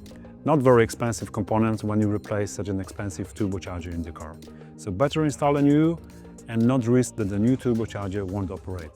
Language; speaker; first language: English; non-native, fluent; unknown